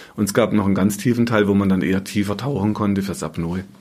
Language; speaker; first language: German; native; German